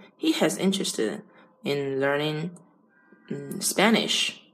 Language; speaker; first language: English; non-native, learner; Chinese